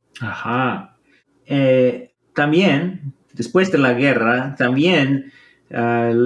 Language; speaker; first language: Spanish; non-native, fluent; English